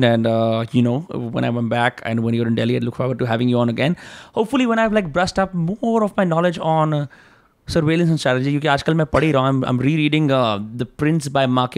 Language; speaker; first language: English; non-native, local second language; Hindi